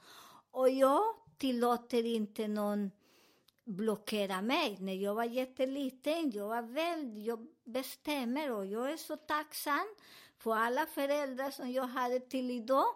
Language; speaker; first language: Swedish; non-native, learner; Spanish